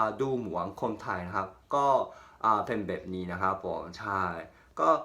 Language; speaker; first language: Thai; non-native, fluent; Japanese